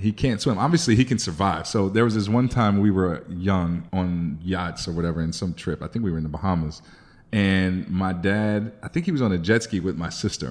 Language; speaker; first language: English; native; English